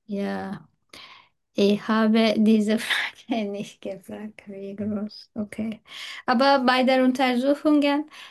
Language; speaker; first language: German; non-native, learner; Turkish